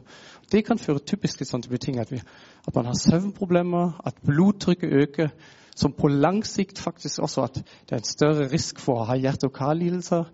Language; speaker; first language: Norwegian; non-native, fluent; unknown